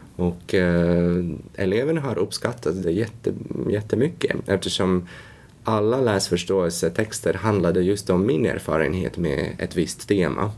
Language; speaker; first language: Swedish; non-native, fluent; Latvian